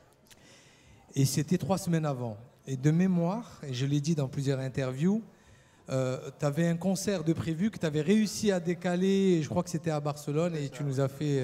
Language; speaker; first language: French; native; French